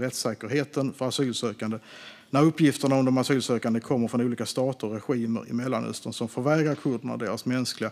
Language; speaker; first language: Swedish; native; Swedish